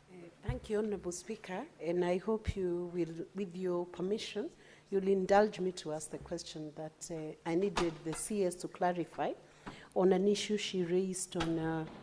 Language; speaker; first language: English; non-native, local second language; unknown